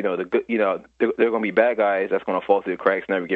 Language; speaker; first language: English; native; English